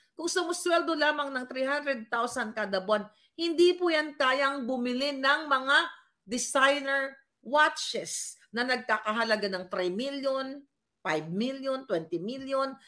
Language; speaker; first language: Filipino; non-native, local second language; Cebuano